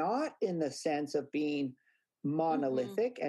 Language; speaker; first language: English; native; English